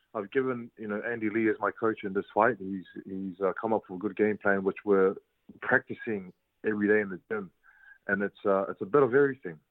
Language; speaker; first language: English; native; English